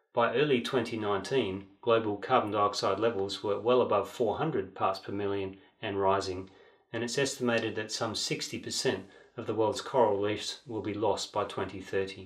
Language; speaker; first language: English; native; English